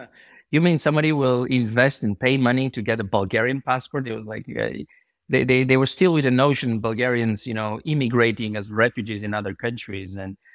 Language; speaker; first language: English; non-native, fluent; Bulgarian